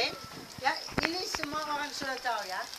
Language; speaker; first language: Indonesian; non-native, fluent; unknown